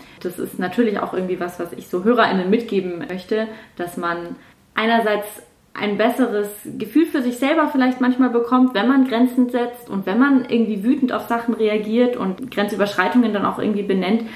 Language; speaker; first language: German; native; German